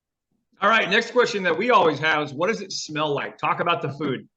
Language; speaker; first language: English; native; English